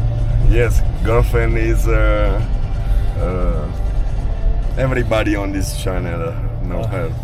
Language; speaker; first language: English; non-native, learner; Italian